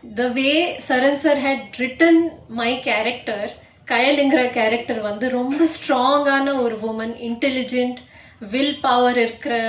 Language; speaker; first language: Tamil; non-native, local second language; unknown